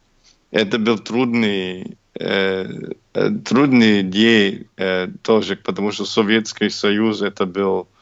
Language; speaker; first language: Russian; non-native, learner; English